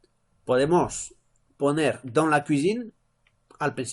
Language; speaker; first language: Spanish; non-native, fluent; French